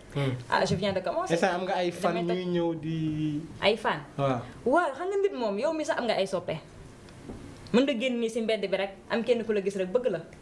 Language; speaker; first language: Wolof; native; Wolof